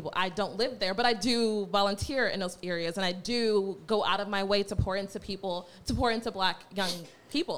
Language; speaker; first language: English; native; English